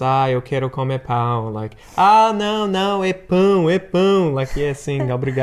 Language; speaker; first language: Portuguese; non-native, fluent; English